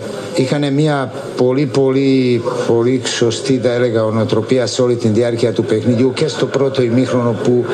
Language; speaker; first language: Greek; non-native, fluent; Serbian